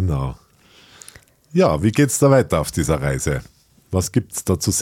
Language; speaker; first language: German; native; German